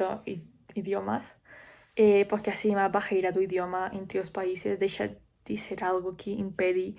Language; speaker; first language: Portuguese; non-native, fluent; Spanish